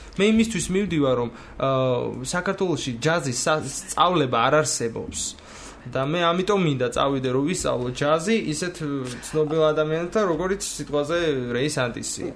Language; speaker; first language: Georgian; native; Georgian